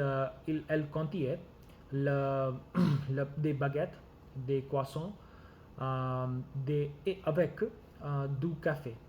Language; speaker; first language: French; non-native, learner; Gujarati